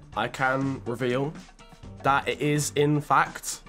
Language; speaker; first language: English; native; English